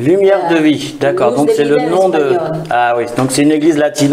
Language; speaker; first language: French; native; French